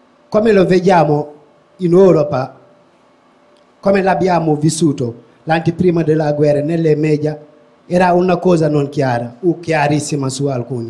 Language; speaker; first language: Italian; non-native, fluent; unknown